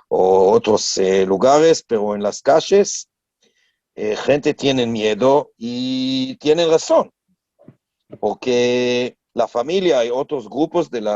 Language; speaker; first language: Spanish; non-native, learner; Hebrew